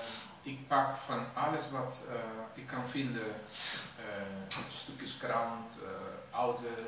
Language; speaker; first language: Dutch; non-native, fluent; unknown